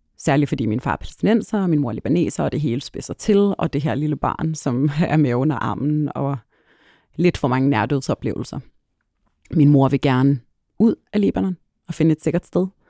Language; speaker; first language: Danish; early bilingual, other home language; Arabic